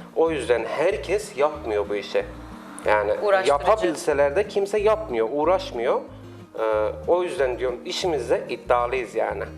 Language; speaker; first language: Turkish; non-native, fluent; Persian